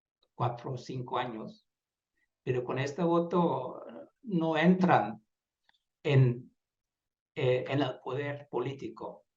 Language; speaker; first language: Spanish; non-native, fluent; Dutch